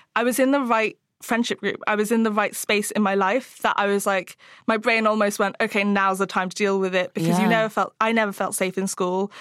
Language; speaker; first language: English; native; English